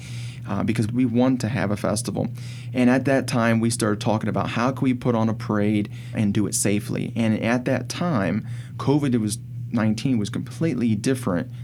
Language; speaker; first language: English; native; English